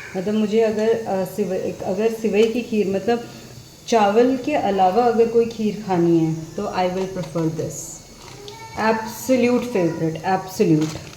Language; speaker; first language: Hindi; native; Hindi